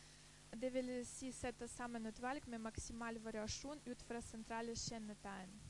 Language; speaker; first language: Norwegian; non-native, fluent; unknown